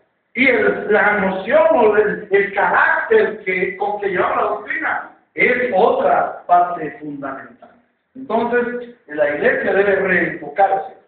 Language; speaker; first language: Spanish; native; Spanish